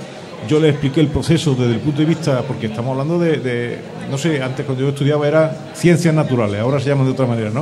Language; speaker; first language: Spanish; native; Spanish